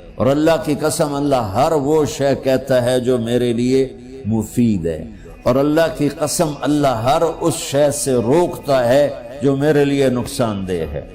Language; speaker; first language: Urdu; non-native, local second language; Punjabi